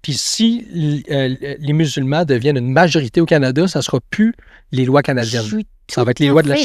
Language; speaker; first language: French; native; French